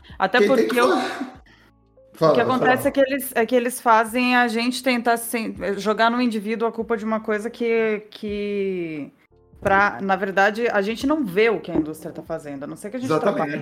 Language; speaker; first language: Portuguese; native; Portuguese